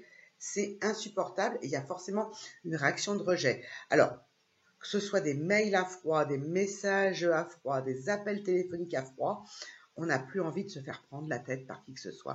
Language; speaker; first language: French; native; French